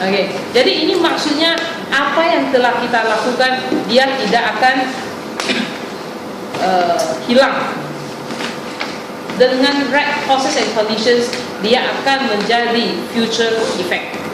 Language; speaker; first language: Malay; non-native, fluent; Chinese